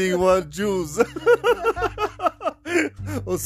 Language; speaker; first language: English; non-native, learner; French